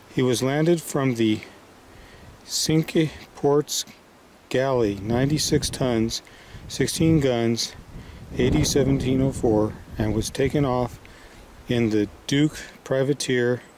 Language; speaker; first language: English; native; English